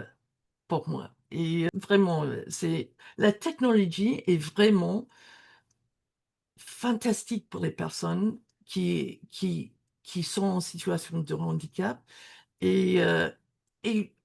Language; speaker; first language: French; non-native, learner; English